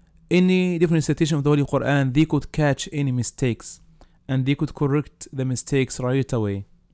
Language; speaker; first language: English; non-native, fluent; Arabic